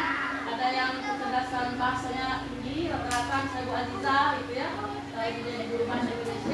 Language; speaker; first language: Indonesian; native; Indonesian